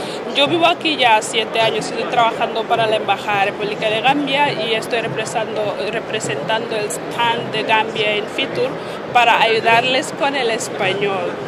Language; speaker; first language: Spanish; non-native, fluent; Fula